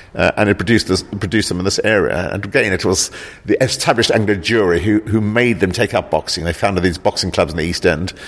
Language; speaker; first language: English; native; English